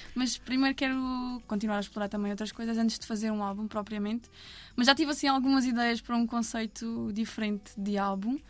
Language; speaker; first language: Portuguese; native; Portuguese